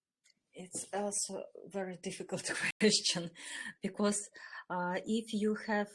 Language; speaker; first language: English; non-native, learner; Russian